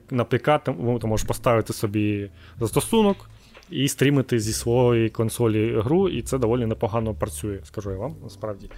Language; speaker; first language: Ukrainian; native; Ukrainian